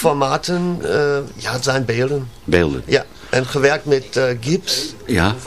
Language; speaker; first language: Dutch; non-native, learner; German